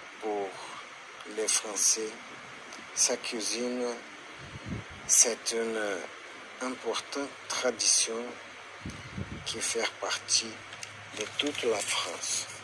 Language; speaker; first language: French; non-native, learner; Portuguese